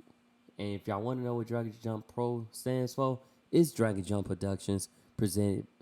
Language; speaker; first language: English; native; English